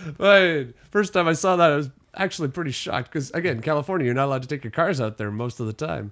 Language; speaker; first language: English; native; English